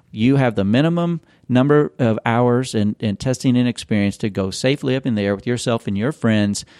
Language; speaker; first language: English; native; English